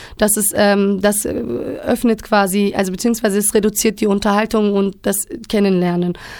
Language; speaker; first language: German; early bilingual, other home language; Turkish